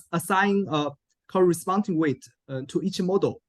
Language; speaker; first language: English; non-native, learner; Chinese